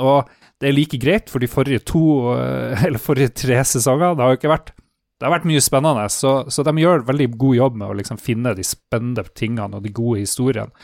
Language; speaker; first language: Norwegian; native; Norwegian